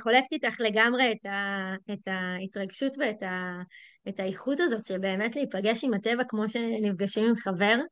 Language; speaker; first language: Hebrew; native; Hebrew